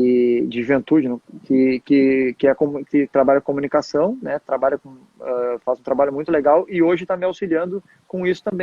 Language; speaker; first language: Portuguese; native; Portuguese